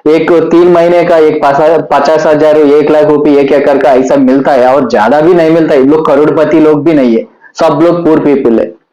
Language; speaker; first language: Hindi; non-native, local second language; Telugu